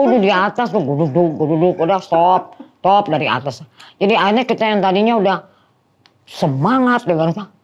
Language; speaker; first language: Indonesian; non-native, fluent; Dutch